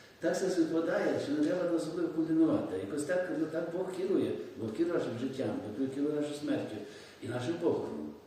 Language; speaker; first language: Ukrainian; native; Ukrainian